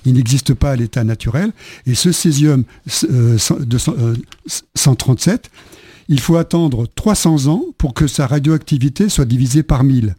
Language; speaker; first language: French; native; French